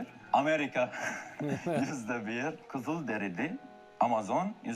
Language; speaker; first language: Turkish; non-native, fluent; Arabic